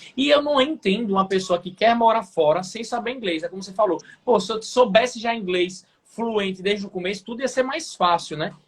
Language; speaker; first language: Portuguese; native; Portuguese